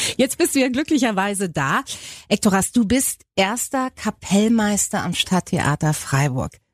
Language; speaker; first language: German; native; German